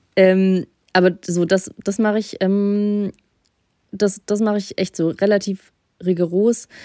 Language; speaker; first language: German; early bilingual, other home language; Russian